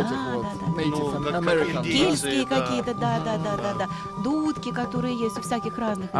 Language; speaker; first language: Russian; native; Russian